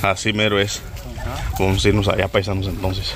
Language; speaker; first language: Spanish; native; Spanish